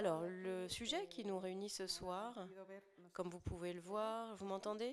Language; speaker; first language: French; non-native, fluent; Spanish